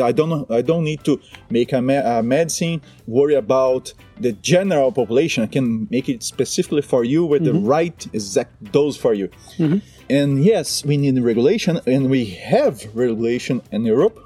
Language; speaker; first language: English; non-native, fluent; Portuguese